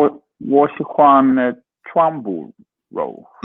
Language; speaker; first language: Chinese; non-native, learner; Swedish